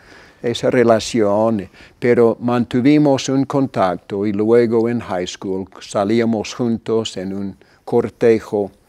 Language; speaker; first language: Spanish; non-native, fluent; English